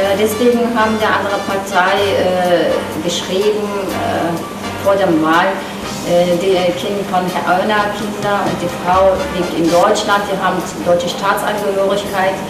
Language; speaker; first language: German; non-native, learner; Turkish